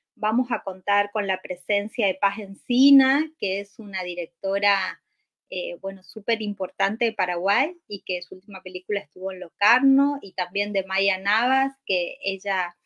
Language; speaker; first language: Spanish; native; Spanish